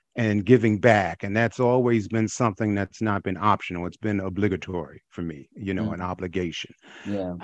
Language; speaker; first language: English; native; English